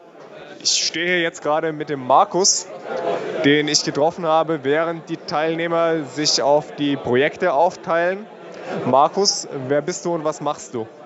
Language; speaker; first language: German; native; German